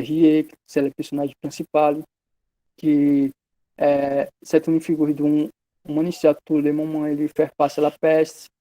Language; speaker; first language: French; non-native, learner; Portuguese